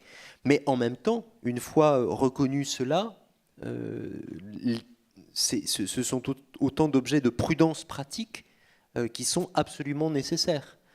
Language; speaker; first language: French; native; French